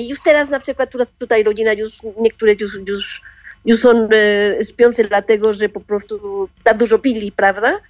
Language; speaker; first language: Polish; non-native, learner; Spanish